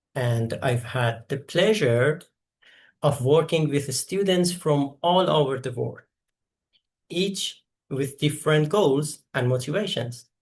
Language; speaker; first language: English; non-native, fluent; Persian